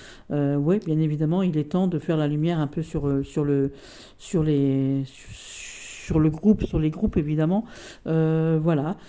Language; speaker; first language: French; native; French